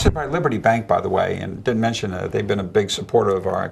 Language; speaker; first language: English; native; English